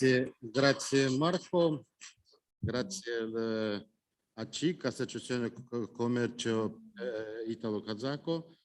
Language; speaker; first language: Italian; non-native, fluent; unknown